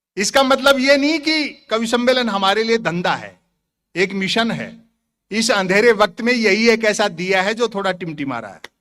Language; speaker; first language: Hindi; native; Hindi